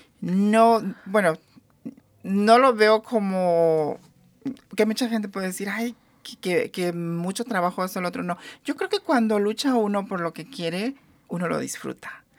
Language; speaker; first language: Spanish; native; Spanish